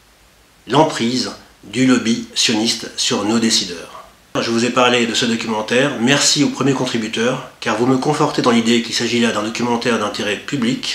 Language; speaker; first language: French; native; French